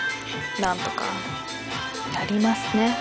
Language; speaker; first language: Japanese; non-native, learner; English